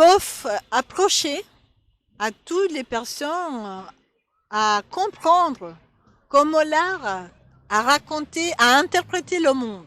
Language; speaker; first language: French; non-native, fluent; Spanish